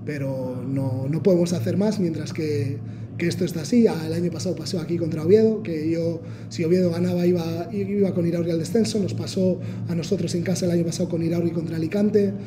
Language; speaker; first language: Spanish; non-native, local second language; Basque